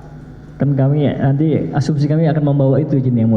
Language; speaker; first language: Indonesian; native; Indonesian